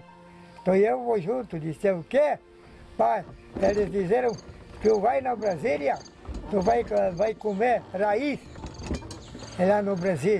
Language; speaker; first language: Portuguese; non-native, local second language; Polish